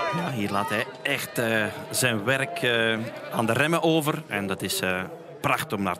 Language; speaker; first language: Dutch; native; Dutch